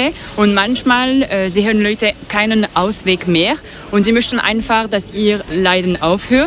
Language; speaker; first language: German; non-native, local second language; French